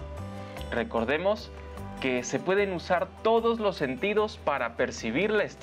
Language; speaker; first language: Spanish; native; Spanish